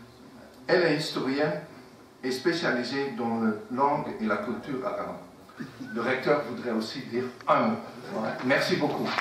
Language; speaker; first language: French; non-native, fluent; Dutch